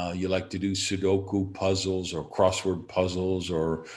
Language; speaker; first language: English; native; English